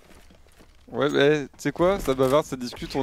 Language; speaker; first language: French; native; French